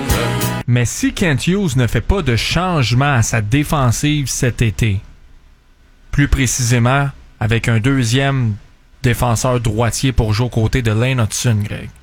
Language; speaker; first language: French; native; French